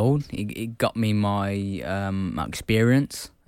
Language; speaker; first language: English; native; English